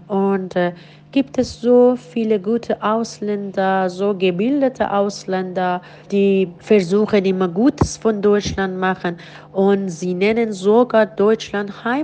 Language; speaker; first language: German; non-native, fluent; Persian